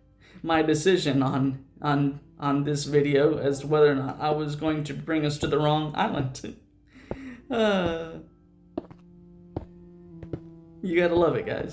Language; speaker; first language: English; native; English